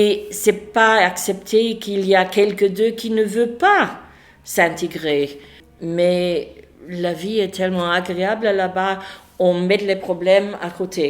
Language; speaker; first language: French; non-native, fluent; English